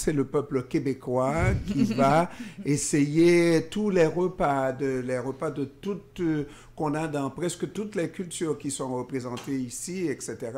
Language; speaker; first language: French; non-native, local second language; Haitian Creole